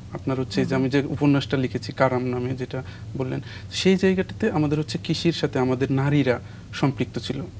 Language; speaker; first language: Bangla; non-native, local second language; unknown